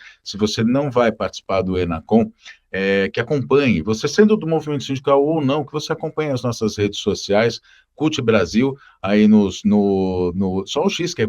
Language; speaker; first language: Portuguese; native; Portuguese